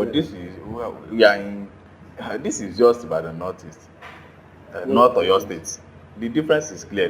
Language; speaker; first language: English; non-native, local second language; Yoruba